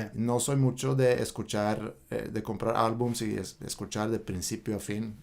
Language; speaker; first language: Spanish; non-native, fluent; Swedish